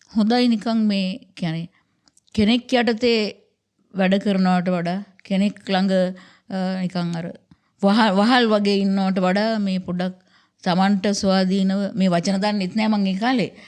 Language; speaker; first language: Sinhala; native; Sinhala